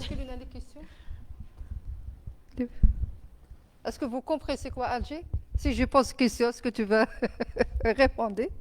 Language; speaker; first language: French; non-native, learner; Arabic